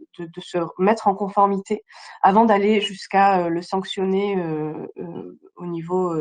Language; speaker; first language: French; native; French